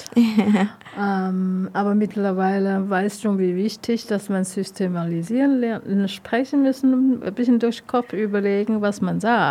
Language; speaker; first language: German; non-native, learner; Vietnamese